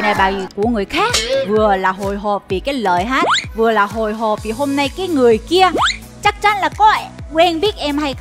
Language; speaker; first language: Vietnamese; non-native, fluent; Korean